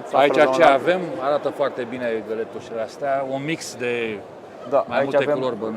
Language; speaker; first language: Romanian; native; Romanian